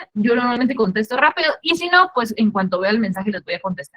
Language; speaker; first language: Spanish; native; Spanish